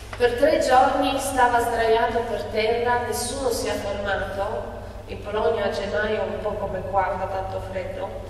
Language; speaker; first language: Italian; non-native, fluent; Polish